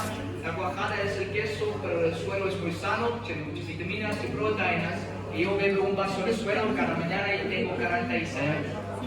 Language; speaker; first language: Spanish; non-native, learner; Dutch